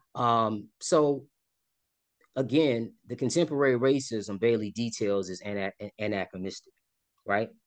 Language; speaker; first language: English; native; English